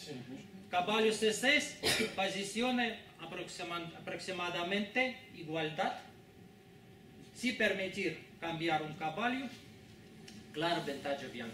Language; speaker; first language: Spanish; non-native, fluent; Russian